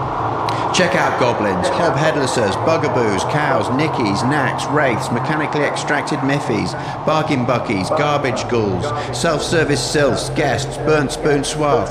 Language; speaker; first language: English; native; English